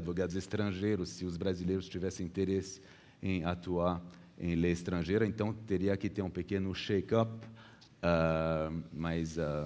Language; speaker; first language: Portuguese; early bilingual, heritage; Portuguese